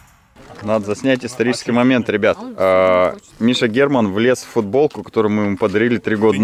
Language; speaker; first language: Russian; native; Russian